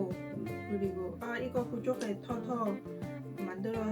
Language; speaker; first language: Korean; non-native, learner; Lao